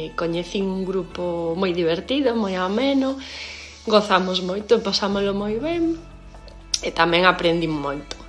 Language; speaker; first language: Galician; non-native, local second language; Spanish